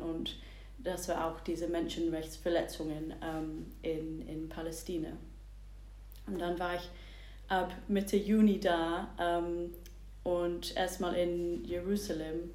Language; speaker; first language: German; non-native, fluent; English